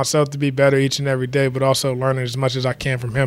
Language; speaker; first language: English; native; English